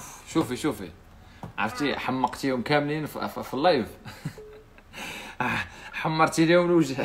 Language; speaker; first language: Arabic; native; Arabic